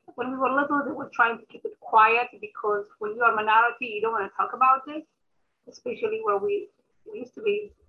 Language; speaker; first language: English; early bilingual, other home language; Amharic